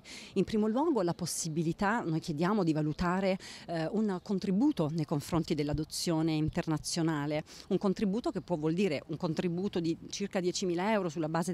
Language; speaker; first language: Italian; native; Italian